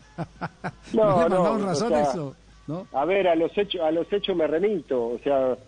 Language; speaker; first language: Spanish; native; Spanish